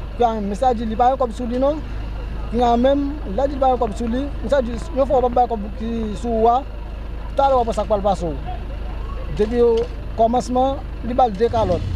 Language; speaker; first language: Haitian Creole; native; Haitian Creole